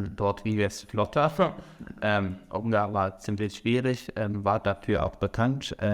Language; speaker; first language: German; non-native, fluent; Arabic